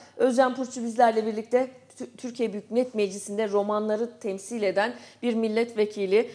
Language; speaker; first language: Turkish; native; Turkish